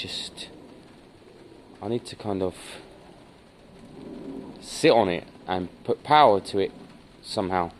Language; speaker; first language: English; native; English